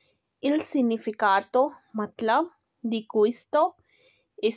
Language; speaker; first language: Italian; non-native, fluent; Urdu